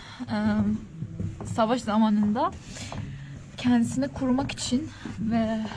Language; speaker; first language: Turkish; non-native, learner; Persian